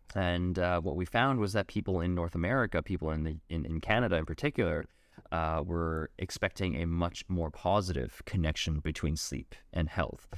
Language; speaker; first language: English; native; English